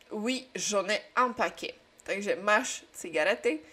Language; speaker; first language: French; non-native, fluent; Czech